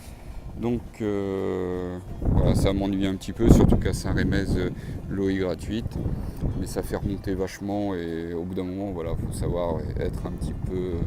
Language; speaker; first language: French; native; French